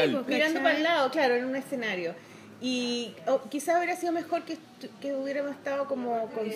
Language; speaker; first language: Spanish; native; Spanish